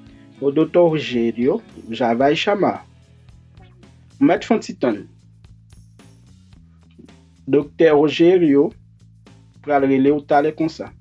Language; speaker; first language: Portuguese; non-native, fluent; Haitian Creole